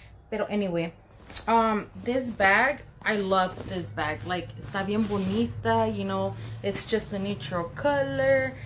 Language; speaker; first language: English; early bilingual, other home language; Spanish